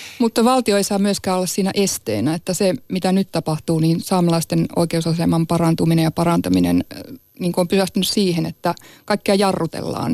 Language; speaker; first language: Finnish; non-native, local second language; Northern Sami